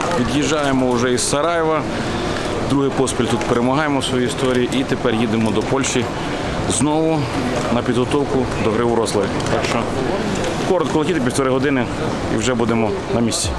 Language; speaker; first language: Ukrainian; native; Ukrainian